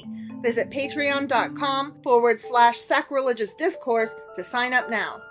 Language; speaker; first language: English; native; English